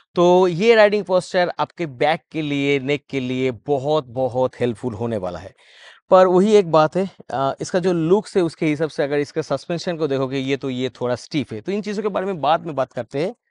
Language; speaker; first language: Hindi; non-native, local second language; Bangla